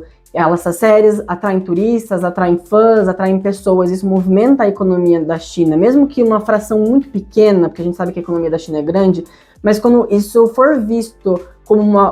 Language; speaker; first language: Portuguese; native; Portuguese